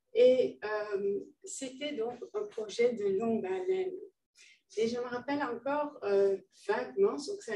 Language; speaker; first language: French; non-native, fluent; Dutch